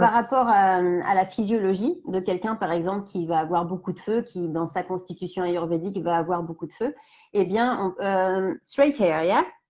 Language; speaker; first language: French; native; French